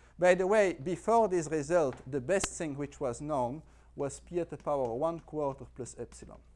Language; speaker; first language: English; non-native, fluent; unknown